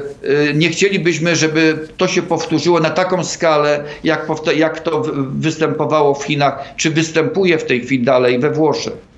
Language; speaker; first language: Polish; native; Polish